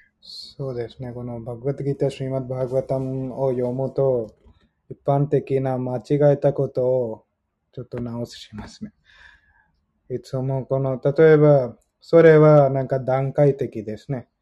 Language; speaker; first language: Japanese; non-native, learner; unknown